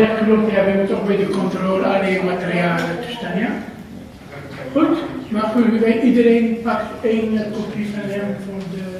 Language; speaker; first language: Dutch; non-native, learner; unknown